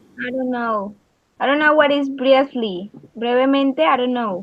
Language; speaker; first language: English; non-native, learner; Spanish